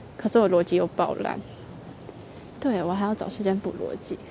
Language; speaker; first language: Chinese; native; Chinese